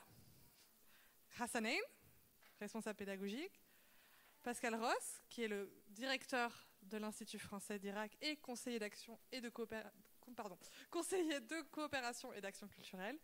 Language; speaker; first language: French; native; French